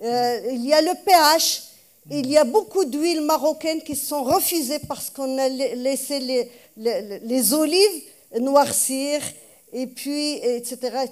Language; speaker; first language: French; non-native, local second language; Arabic